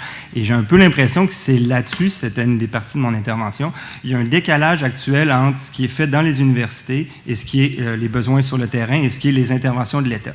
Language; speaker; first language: French; native; French